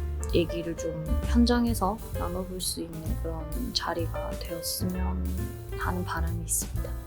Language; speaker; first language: Korean; native; Korean